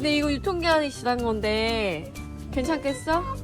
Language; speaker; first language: Korean; native; Korean